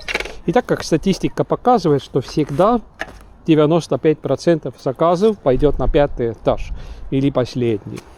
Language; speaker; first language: Russian; non-native, local second language; Estonian